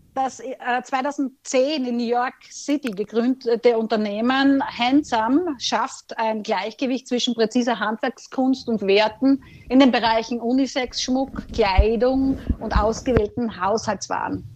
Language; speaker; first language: German; native; German